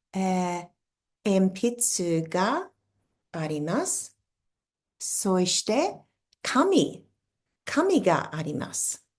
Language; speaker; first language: Japanese; non-native, fluent; English